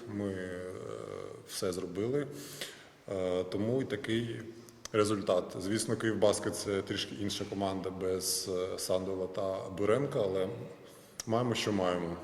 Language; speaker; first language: Ukrainian; non-native, local second language; Russian